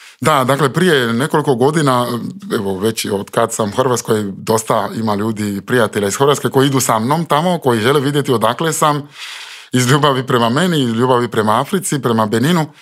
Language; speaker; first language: Croatian; non-native, fluent; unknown